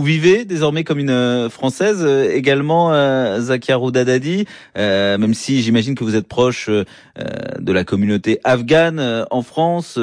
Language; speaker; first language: French; native; French